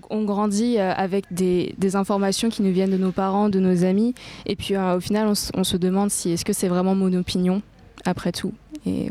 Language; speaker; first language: French; non-native, fluent; Greek